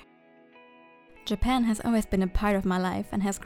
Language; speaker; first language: English; non-native, fluent; German